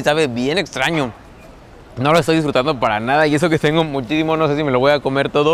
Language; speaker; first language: Spanish; native; Spanish